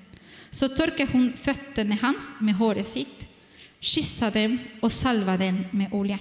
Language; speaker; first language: Norwegian; non-native, fluent; Spanish